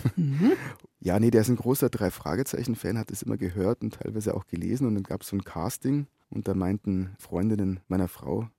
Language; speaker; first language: German; native; German